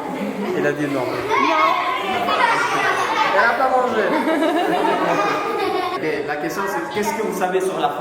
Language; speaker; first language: French; non-native, fluent; Indonesian